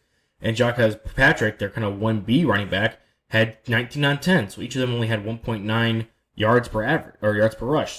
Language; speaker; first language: English; native; English